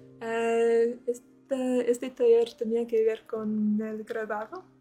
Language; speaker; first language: Spanish; non-native, learner; English